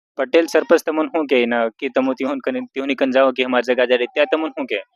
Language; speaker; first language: Gujarati; non-native, local second language; Bhili